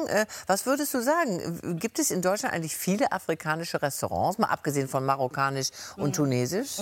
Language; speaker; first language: German; native; German